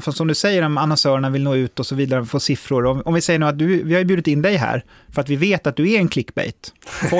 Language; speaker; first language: Swedish; native; Swedish